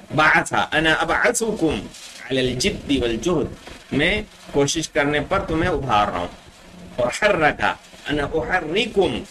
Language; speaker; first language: Urdu; native; Urdu